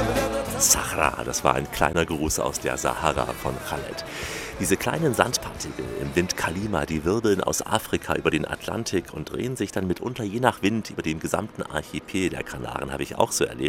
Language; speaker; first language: German; native; German